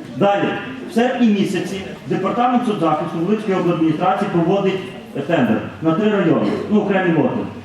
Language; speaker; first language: Ukrainian; native; Ukrainian